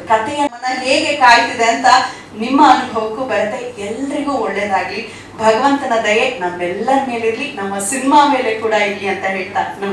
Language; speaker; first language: Kannada; native; Kannada